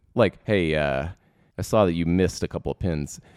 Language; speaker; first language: English; native; English